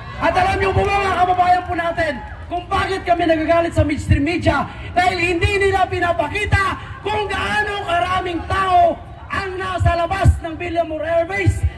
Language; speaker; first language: Filipino; native; Filipino